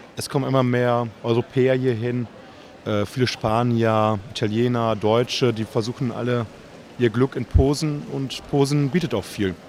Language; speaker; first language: German; native; German